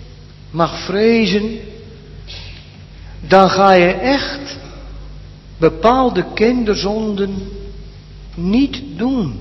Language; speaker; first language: Dutch; native; Dutch